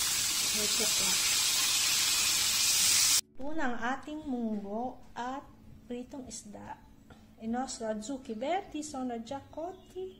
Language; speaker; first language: Italian; non-native, learner; Filipino